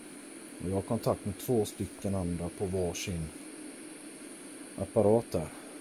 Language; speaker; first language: Swedish; native; Swedish